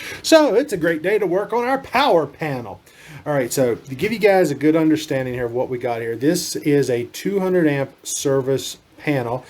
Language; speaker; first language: English; native; English